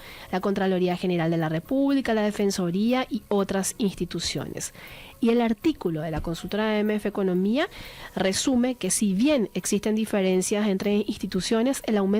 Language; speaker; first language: Spanish; native; Spanish